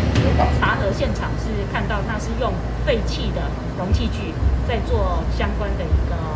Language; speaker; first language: Chinese; native; Chinese